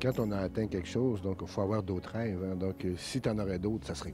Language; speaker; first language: French; native; French